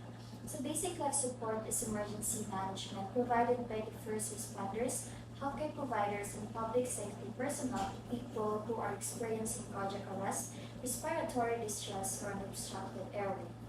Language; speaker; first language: English; non-native, local second language; Filipino